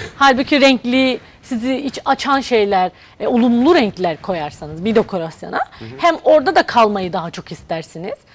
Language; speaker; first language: Turkish; native; Turkish